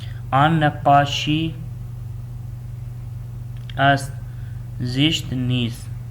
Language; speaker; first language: Persian; non-native, fluent; Urdu